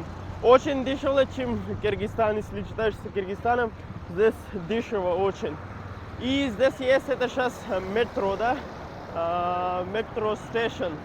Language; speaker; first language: Russian; non-native, learner; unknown